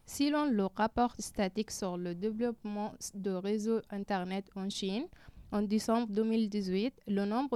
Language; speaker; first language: French; non-native, learner; Arabic